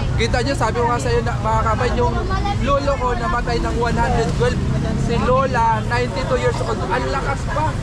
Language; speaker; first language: Filipino; non-native, local second language; Surigaonon